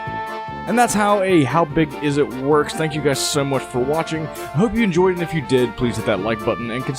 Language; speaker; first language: English; native; English